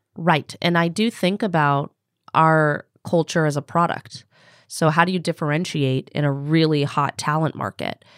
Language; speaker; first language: English; native; English